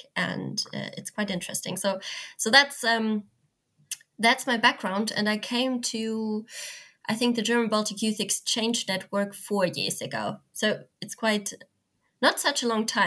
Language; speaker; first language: English; non-native, fluent; German